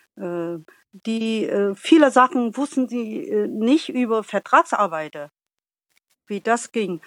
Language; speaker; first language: German; non-native, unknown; Vietnamese